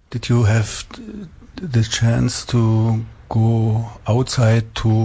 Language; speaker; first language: English; non-native, learner; German